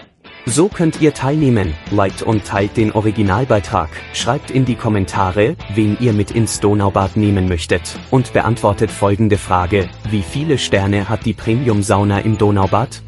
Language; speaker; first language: German; native; German